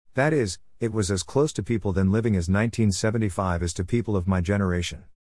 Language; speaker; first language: English; native; English